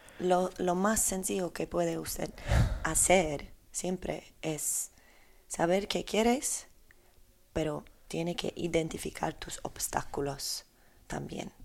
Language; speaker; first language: Spanish; non-native, learner; Polish